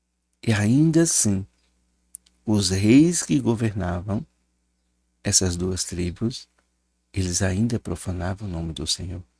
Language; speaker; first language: Portuguese; native; Portuguese